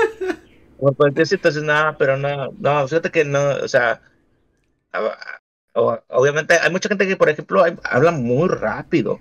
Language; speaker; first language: Spanish; native; Spanish